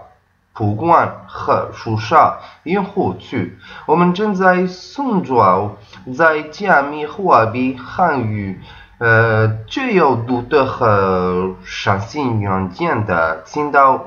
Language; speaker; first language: Chinese; non-native, learner; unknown